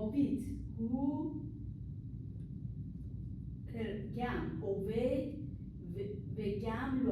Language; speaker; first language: Hebrew; non-native, learner; English